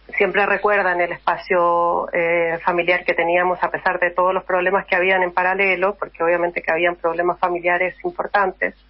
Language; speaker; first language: Spanish; native; Spanish